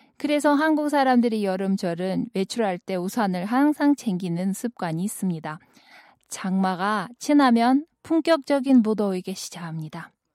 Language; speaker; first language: Korean; non-native, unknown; Kyrgyz